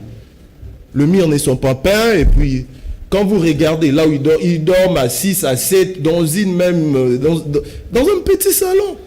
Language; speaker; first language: French; non-native, local second language; Lingala